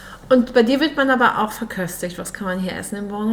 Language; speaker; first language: German; native; German